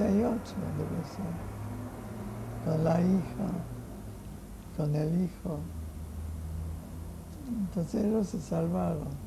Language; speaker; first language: Spanish; non-native, fluent; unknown